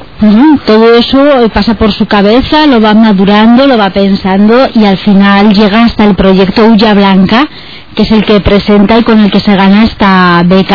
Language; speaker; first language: Spanish; native; Spanish